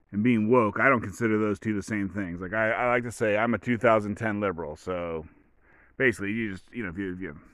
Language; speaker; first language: English; native; English